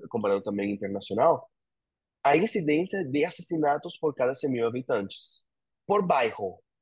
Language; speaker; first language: Portuguese; non-native, fluent; Spanish